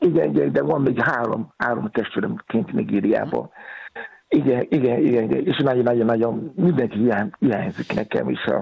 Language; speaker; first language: Hungarian; non-native, fluent; Yoruba